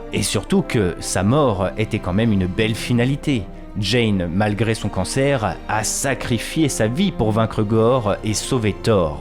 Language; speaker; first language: French; native; French